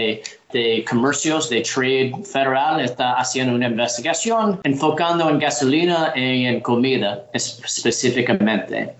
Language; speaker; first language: Spanish; non-native, learner; English